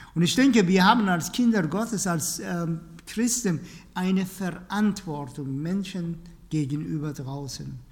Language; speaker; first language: German; non-native, fluent; Persian